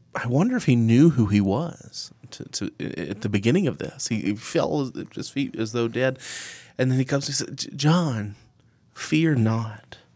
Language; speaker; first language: English; native; English